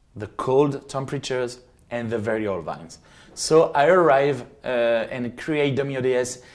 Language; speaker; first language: English; non-native, fluent; French